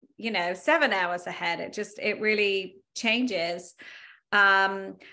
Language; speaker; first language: English; native; English